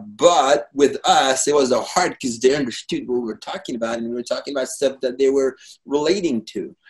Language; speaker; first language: English; non-native, fluent; French